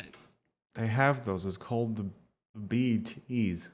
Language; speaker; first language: English; native; English